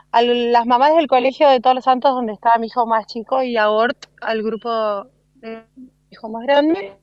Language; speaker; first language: Spanish; native; Spanish